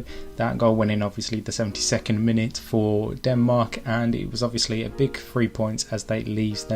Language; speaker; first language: English; native; English